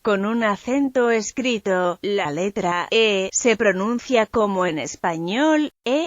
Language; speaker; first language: Spanish; non-native, fluent; French